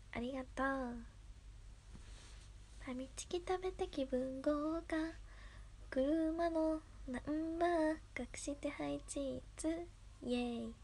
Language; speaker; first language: Japanese; native; Japanese